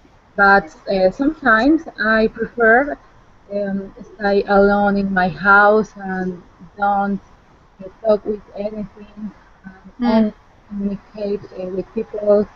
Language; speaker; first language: English; non-native, learner; Spanish